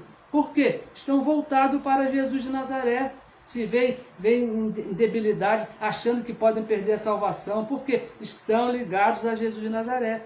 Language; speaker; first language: Portuguese; native; Portuguese